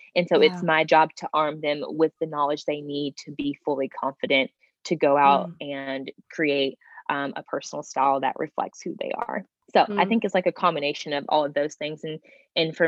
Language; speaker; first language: English; native; English